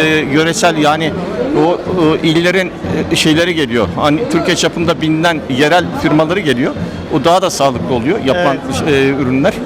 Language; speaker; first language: Turkish; native; Turkish